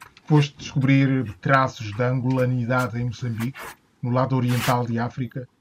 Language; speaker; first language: Portuguese; native; Portuguese